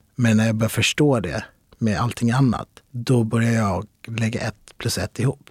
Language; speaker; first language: Swedish; early bilingual, other home language; Arabic